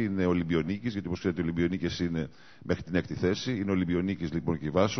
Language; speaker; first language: Greek; native; Greek